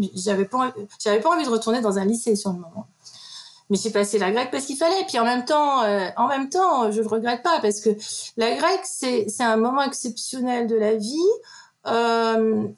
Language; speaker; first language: French; native; French